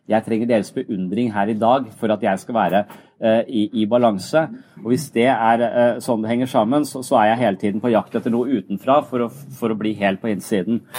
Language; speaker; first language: Norwegian; native; Norwegian